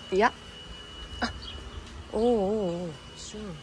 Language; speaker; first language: German; non-native, learner; Japanese